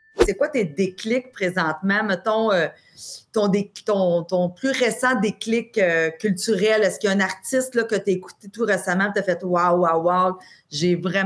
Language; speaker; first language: French; native; French